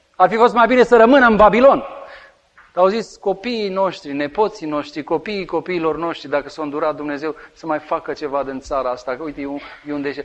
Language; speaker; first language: Romanian; native; Romanian